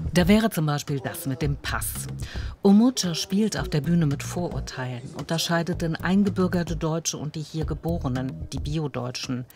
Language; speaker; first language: German; native; German